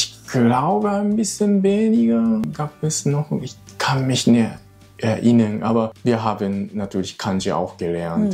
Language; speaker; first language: German; non-native, learner; Japanese